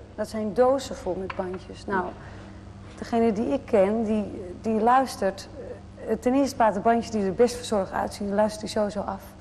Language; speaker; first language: Dutch; native; Dutch